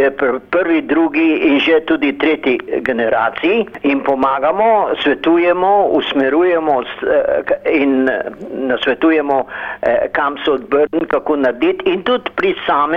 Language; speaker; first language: Slovenian; early bilingual, heritage; Slovenian